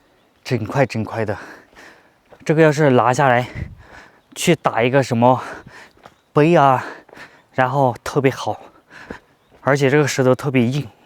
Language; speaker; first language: Chinese; native; Chinese